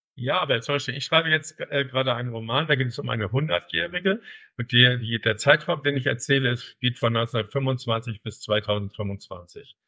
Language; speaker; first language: German; native; German